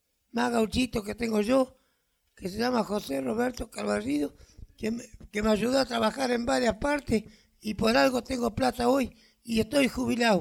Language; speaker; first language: Spanish; native; Spanish